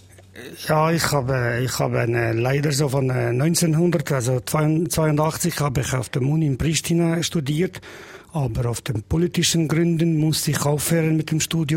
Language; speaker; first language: German; non-native, learner; Albanian